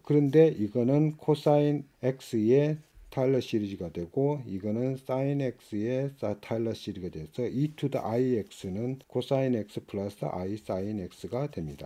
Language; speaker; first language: Korean; native; Korean